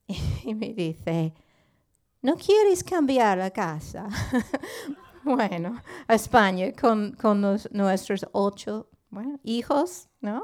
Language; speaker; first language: Spanish; non-native, learner; English